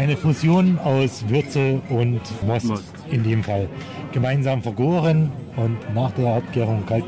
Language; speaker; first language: German; native; German